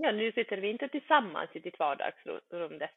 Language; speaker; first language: Swedish; early bilingual, other home language; Bosnian